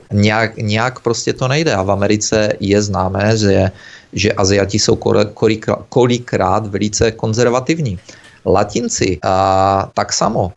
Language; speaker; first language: Czech; native; Czech